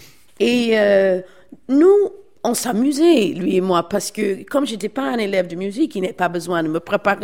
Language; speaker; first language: French; non-native, fluent; English